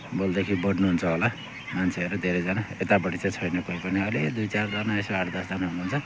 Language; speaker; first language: Nepali; native; Nepali